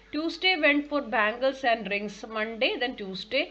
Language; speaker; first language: English; non-native, local second language; Malayalam